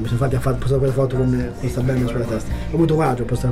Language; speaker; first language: Italian; native; Italian